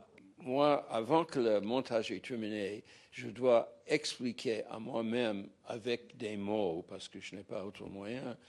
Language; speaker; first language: French; non-native, fluent; English